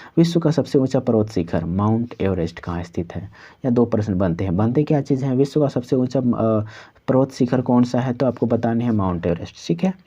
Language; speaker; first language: Hindi; non-native, local second language; Santali